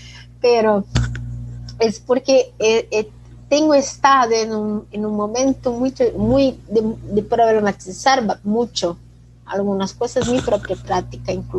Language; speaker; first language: Spanish; non-native, fluent; Portuguese